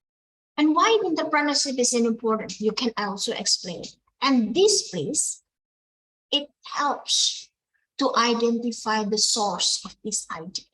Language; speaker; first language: English; non-native, fluent; Indonesian